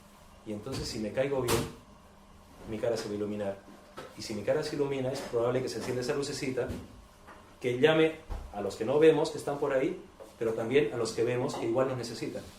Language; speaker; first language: Spanish; native; Spanish